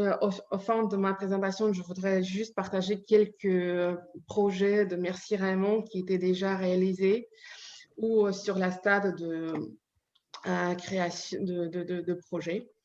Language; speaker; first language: French; non-native, learner; Ukrainian